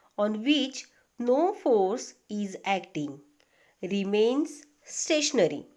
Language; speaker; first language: English; non-native, local second language; Marathi